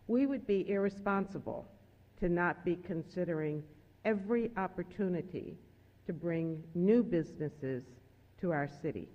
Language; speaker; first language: English; native; English